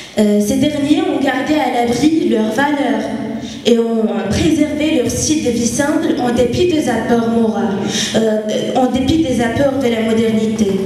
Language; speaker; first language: French; non-native, local second language; Arabic